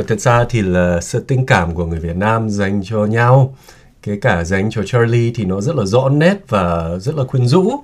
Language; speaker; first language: Vietnamese; non-native, fluent; English